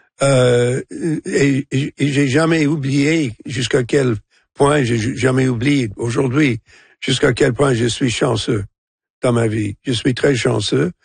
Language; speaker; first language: French; non-native, local second language; English